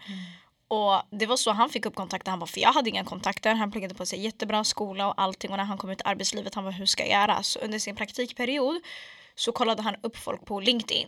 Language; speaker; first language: Swedish; early bilingual, other home language; Arabic